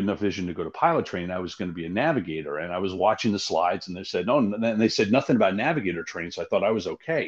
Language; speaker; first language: English; native; English